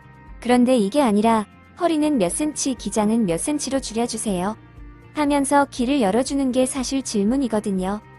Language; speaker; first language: Korean; native; Korean